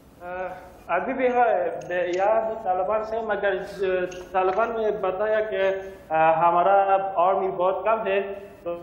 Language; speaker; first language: Hindi; non-native, learner; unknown